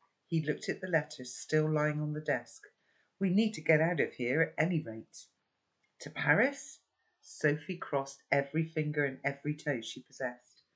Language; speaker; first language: English; native; English